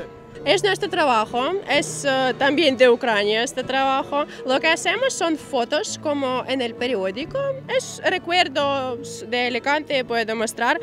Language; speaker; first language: Spanish; non-native, learner; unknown